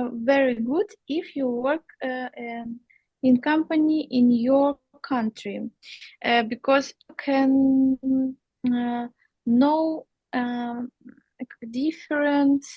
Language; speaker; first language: English; non-native, learner; Russian